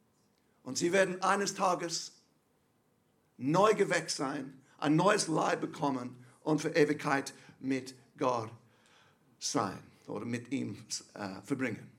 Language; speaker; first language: German; non-native, fluent; English